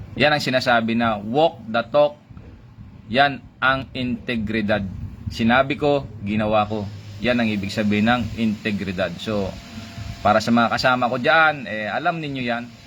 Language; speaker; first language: Filipino; non-native, local second language; Hiligaynon